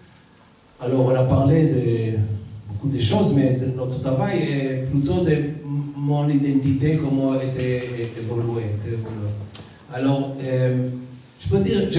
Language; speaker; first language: French; non-native, learner; Hebrew